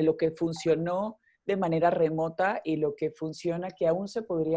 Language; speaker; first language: Spanish; native; Spanish